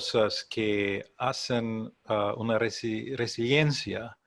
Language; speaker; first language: Spanish; non-native, learner; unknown